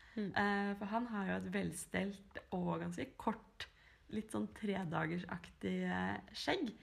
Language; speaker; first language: Norwegian; native; Norwegian